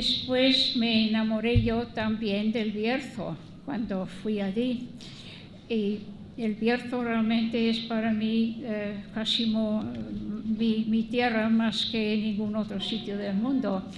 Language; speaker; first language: Spanish; non-native, fluent; English